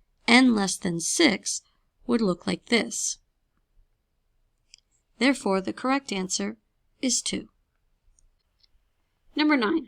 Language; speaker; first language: English; native; English